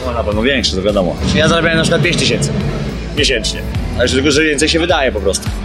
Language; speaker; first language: Polish; native; Polish